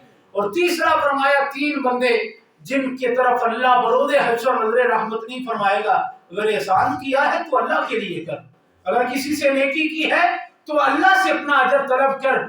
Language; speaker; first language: Urdu; native; Urdu